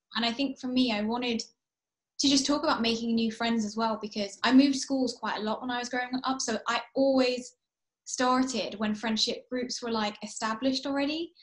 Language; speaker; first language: English; early bilingual, heritage; English